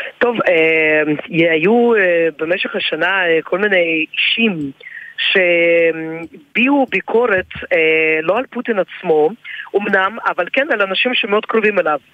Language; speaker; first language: Hebrew; non-native, fluent; Russian